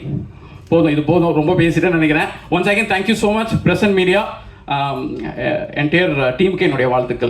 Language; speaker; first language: Tamil; native; Tamil